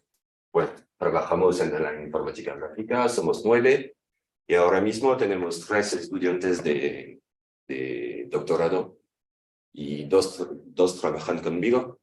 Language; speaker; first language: Spanish; non-native, fluent; French